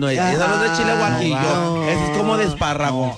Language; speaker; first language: Spanish; native; Spanish